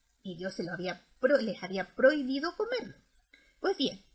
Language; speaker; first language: Spanish; native; Spanish